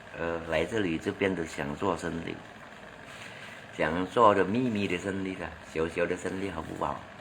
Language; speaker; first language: Chinese; non-native, learner; Hakka Chinese